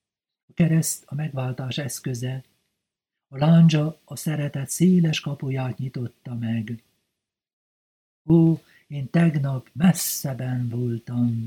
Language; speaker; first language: Hungarian; native; Hungarian